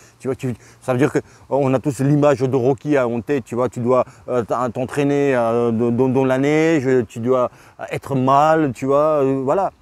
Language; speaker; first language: French; non-native, fluent; Russian